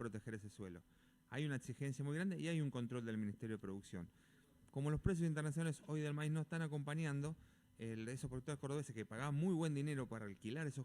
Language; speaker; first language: Spanish; native; Spanish